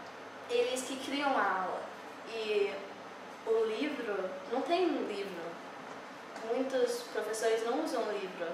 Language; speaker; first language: Portuguese; early bilingual, heritage; English